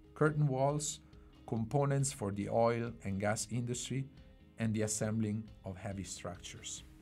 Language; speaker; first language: English; non-native, fluent; Italian